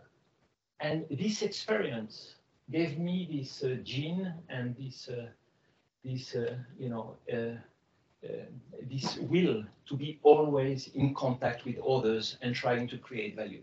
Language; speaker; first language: English; non-native, fluent; Arabic